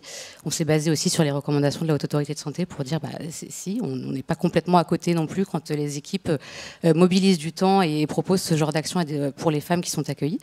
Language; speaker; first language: French; native; French